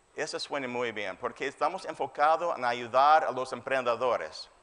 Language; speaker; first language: Spanish; non-native, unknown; English